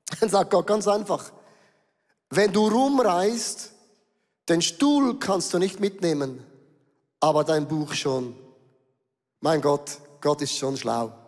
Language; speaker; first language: German; native; German